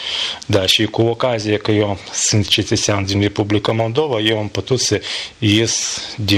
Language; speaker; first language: Romanian; non-native, learner; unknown